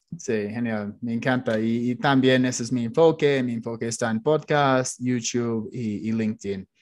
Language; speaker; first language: Spanish; non-native, fluent; English